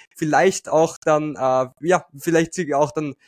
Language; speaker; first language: German; native; German